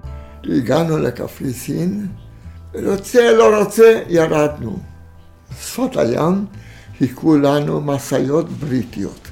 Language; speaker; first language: Hebrew; non-native, fluent; Romanian